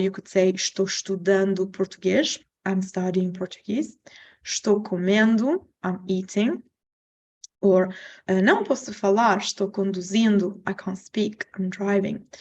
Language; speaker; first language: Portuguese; non-native, fluent; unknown